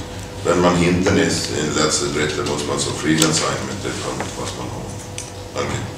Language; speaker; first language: German; non-native, fluent; Swedish